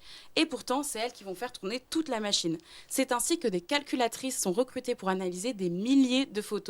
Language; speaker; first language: French; native; French